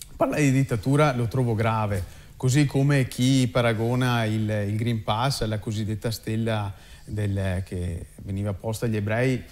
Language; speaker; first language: Italian; native; Italian